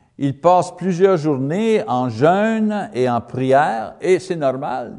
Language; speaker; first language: French; non-native, learner; English